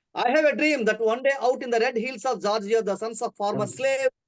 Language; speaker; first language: English; non-native, local second language; Telugu